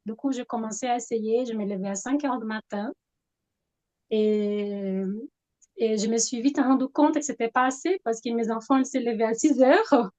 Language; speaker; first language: French; non-native, fluent; Portuguese